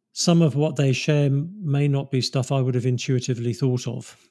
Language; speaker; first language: English; native; English